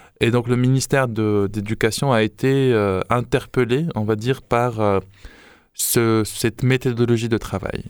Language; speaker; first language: French; non-native, local second language; Arabic